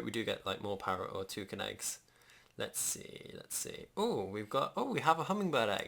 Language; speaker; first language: English; native; English